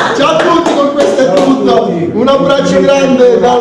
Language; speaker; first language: Italian; native; Italian